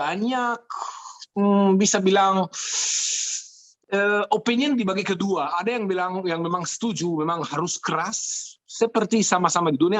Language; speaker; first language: Indonesian; non-native, fluent; Hebrew